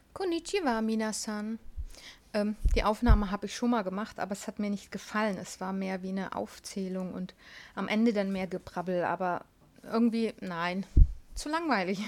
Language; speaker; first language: German; native; German